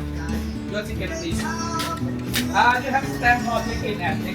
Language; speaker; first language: English; non-native, fluent; French